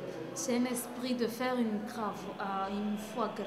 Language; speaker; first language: French; non-native, local second language; Malagasy